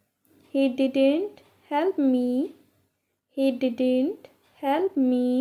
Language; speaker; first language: English; non-native, local second language; Hindi